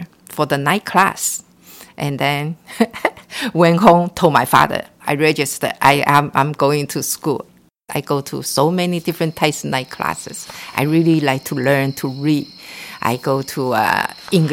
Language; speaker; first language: English; non-native, local second language; Cantonese